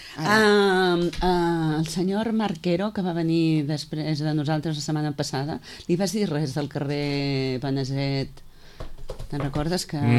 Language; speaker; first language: Catalan; native; Catalan